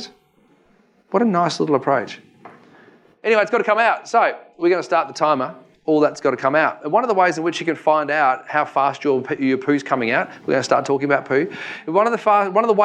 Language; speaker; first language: English; native; English